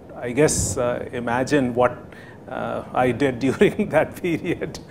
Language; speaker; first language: English; non-native, local second language; Hindi